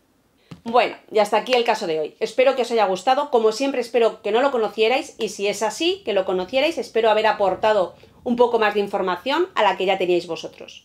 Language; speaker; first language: Spanish; native; Spanish